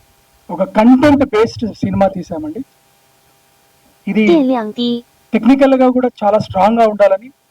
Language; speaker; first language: Telugu; native; Telugu